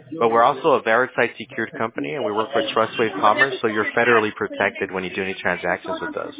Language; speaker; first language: English; early bilingual, other home language; Spanish